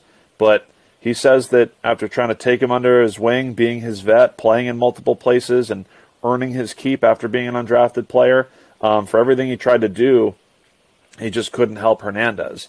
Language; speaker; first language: English; native; English